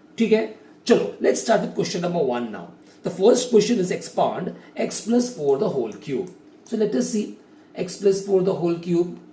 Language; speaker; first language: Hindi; native; Hindi